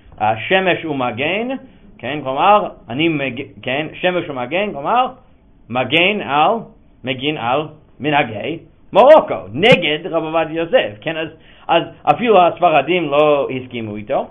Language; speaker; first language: Hebrew; non-native, fluent; English